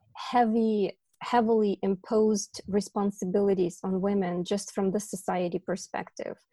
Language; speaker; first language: English; non-native, fluent; Ukrainian